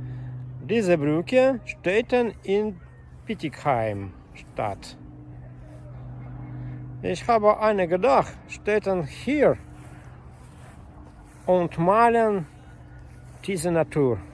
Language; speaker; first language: German; non-native, learner; Russian